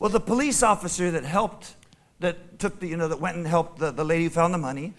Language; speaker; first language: English; native; English